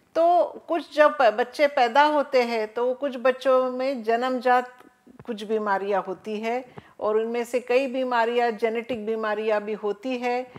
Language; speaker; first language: Hindi; non-native, local second language; Marathi